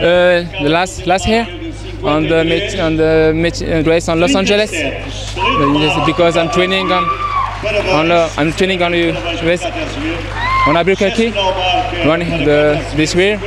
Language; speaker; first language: English; non-native, learner; French